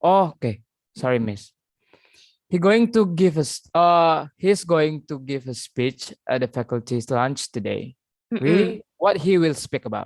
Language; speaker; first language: English; non-native, learner; Indonesian